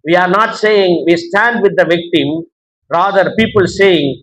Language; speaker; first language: English; non-native, local second language; Tamil